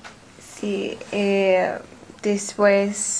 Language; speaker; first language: Spanish; non-native, learner; English